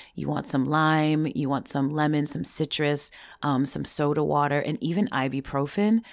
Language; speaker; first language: English; early bilingual, other home language; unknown